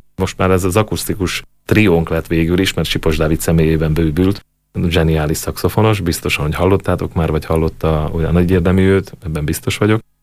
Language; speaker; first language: Hungarian; native; Hungarian